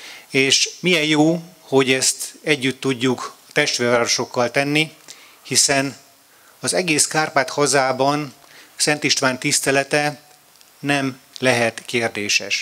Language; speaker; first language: Hungarian; native; Hungarian